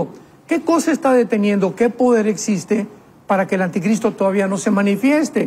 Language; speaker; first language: Spanish; native; Spanish